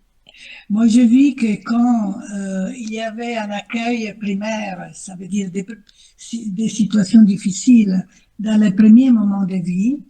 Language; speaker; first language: French; non-native, fluent; Italian